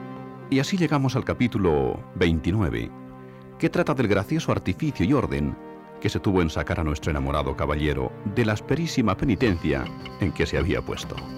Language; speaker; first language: Spanish; native; Spanish